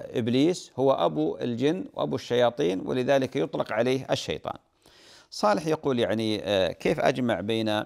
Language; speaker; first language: Arabic; native; Arabic